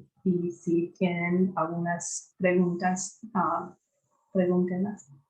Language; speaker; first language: Spanish; non-native, fluent; English